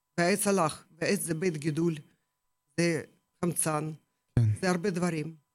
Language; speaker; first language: Hebrew; non-native, fluent; Russian